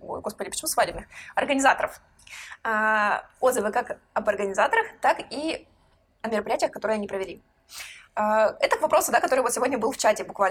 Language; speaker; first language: Russian; native; Russian